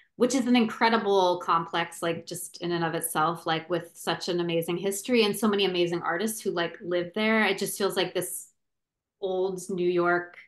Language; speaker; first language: English; native; English